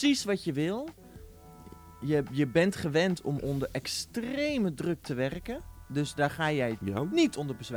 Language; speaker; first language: Dutch; native; Dutch